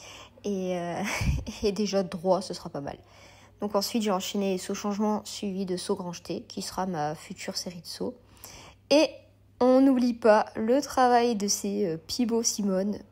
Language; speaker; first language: French; native; French